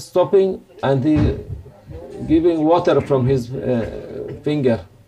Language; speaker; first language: English; non-native, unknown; Turkish